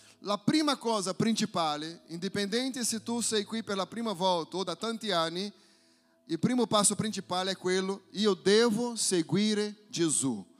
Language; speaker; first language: Italian; non-native, fluent; Portuguese